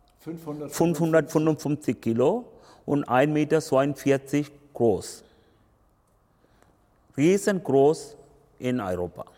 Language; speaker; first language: German; non-native, learner; Tamil